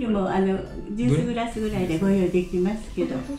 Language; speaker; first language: Japanese; native; Japanese